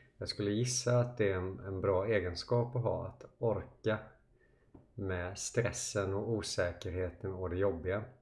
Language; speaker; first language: Swedish; native; Swedish